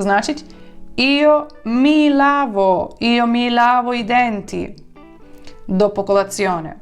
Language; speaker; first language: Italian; non-native, fluent; Ukrainian